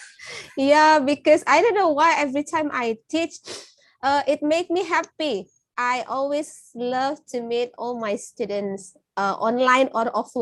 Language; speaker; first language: English; non-native, fluent; Indonesian